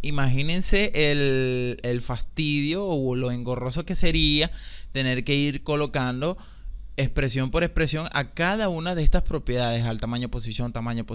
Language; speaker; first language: Spanish; native; Spanish